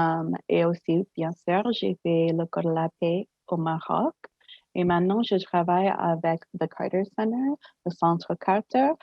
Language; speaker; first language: French; non-native, fluent; English